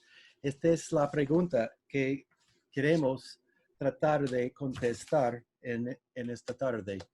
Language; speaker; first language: Spanish; non-native, fluent; English